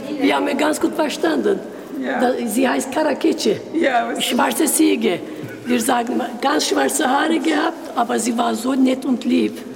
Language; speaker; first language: German; non-native, learner; Turkish